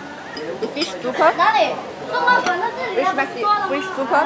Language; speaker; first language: German; non-native, fluent; Chinese